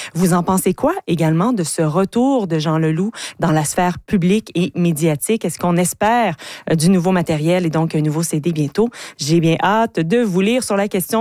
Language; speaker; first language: French; native; French